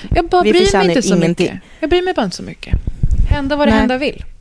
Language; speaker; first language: Swedish; native; Swedish